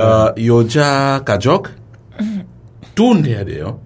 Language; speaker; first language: Korean; non-native, learner; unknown